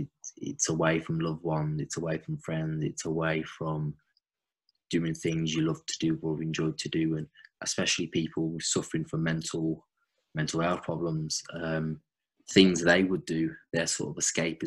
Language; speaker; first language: English; native; English